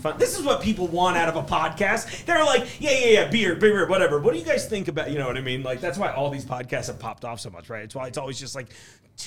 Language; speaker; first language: English; native; English